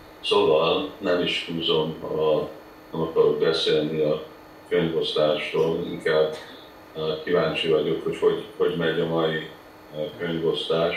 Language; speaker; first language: Hungarian; early bilingual, heritage; Hungarian